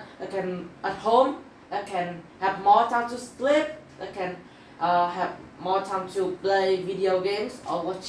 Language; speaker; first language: English; non-native, learner; Vietnamese